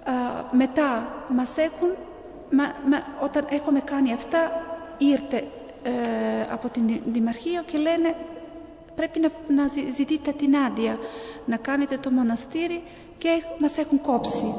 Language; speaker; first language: Greek; non-native, fluent; Serbian